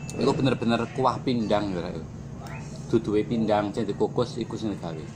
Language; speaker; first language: Indonesian; native; Indonesian